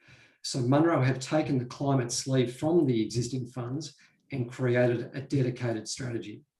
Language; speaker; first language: English; native; English